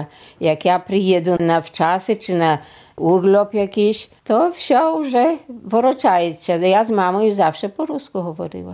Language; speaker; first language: Polish; non-native, local second language; Russian